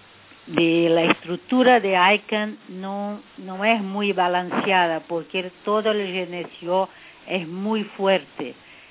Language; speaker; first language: Spanish; non-native, fluent; Portuguese